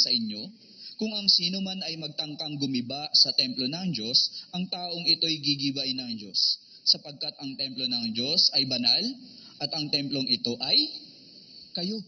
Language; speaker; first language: Filipino; native; Filipino